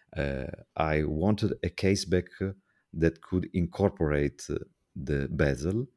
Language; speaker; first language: English; non-native, fluent; Italian